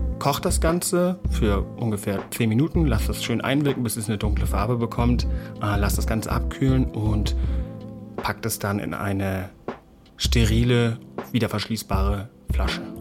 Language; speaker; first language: German; native; German